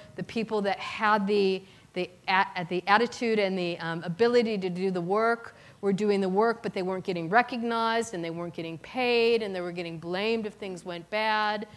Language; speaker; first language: English; native; English